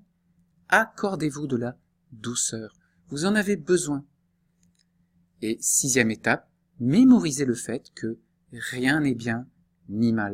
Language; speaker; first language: French; native; French